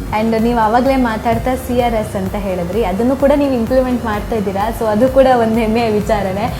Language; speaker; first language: Kannada; native; Kannada